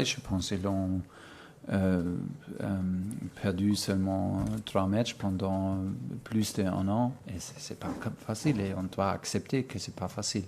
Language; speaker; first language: French; non-native, fluent; German